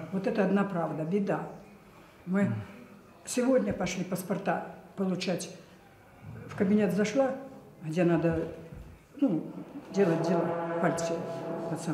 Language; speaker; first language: Russian; native; Russian